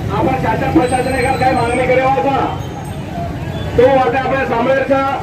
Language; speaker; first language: Marathi; non-native, local second language; Lambadi